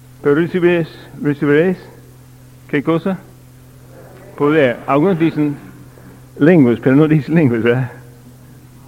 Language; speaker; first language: Spanish; non-native, learner; English